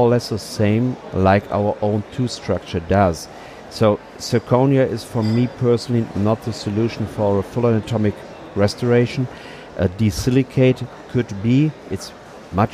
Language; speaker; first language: English; non-native, fluent; German